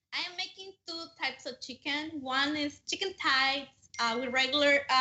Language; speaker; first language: English; non-native, fluent; Spanish